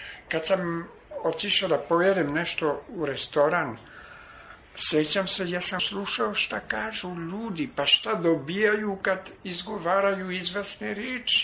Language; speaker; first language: Serbian; non-native, fluent; French